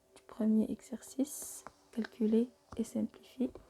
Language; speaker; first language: French; non-native, local second language; Arabic